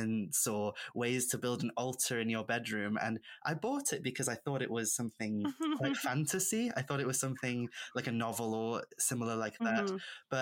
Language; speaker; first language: English; non-native, local second language; Welsh